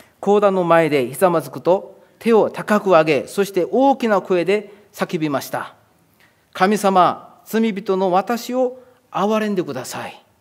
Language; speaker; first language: Japanese; non-native, fluent; Korean